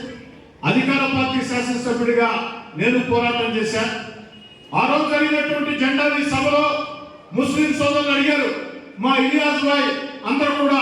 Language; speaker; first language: Telugu; native; Telugu